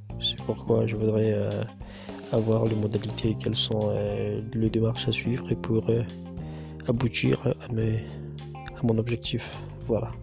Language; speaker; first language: French; non-native, local second language; Swahili